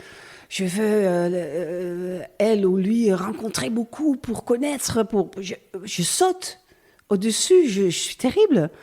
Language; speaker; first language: French; non-native, learner; Dutch